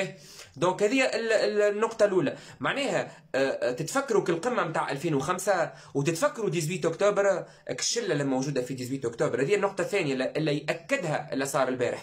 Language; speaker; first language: Arabic; native; Arabic